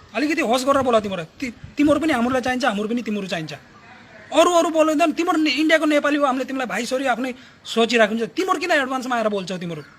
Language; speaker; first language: Nepali; native; Nepali